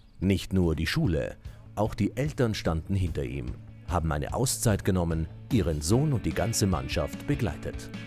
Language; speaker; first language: German; native; German